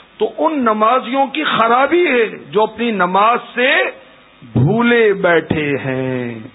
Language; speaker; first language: Urdu; native; Urdu